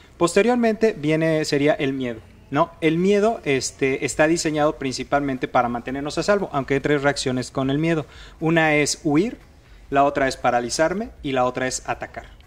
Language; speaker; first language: Spanish; native; Spanish